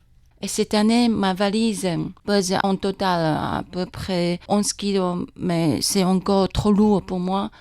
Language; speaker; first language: French; non-native, fluent; Chinese